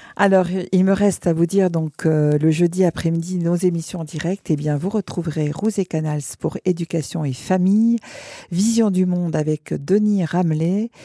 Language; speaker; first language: French; native; French